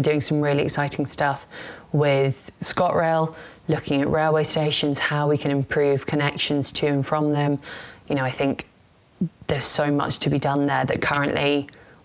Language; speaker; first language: English; native; English